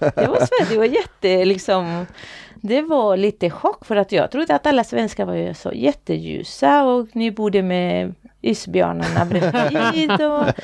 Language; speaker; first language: Swedish; non-native, fluent; Spanish